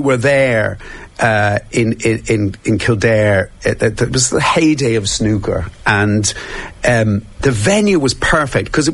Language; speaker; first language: English; native; English